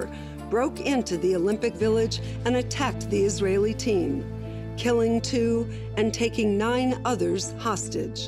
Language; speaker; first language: English; native; English